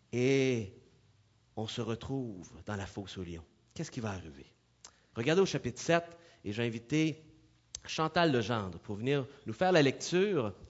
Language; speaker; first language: French; native; French